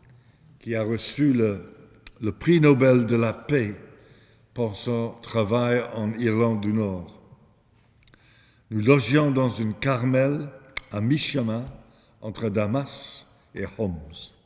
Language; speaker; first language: French; non-native, fluent; English